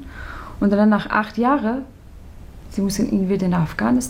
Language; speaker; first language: German; non-native, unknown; Persian